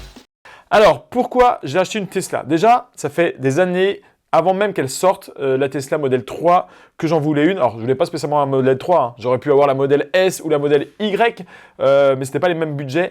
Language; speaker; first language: French; native; French